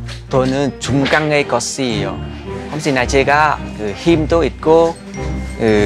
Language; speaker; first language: Korean; non-native, learner; Vietnamese